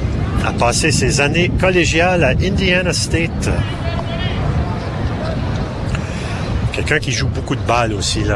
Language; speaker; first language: French; native; French